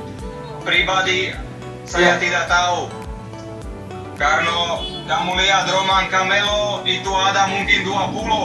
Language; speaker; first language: Indonesian; non-native, learner; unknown